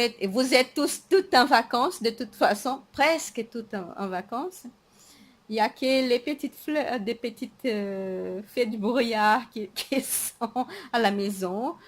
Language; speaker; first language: French; non-native, fluent; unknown